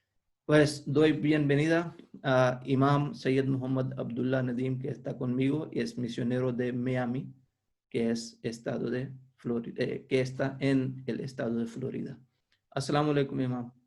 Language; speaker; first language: Spanish; non-native, fluent; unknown